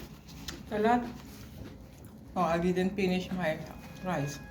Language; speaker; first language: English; non-native, local second language; Filipino